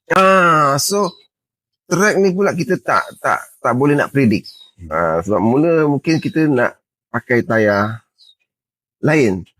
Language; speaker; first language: Malay; native; Malay